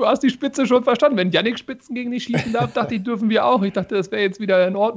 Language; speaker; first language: German; native; German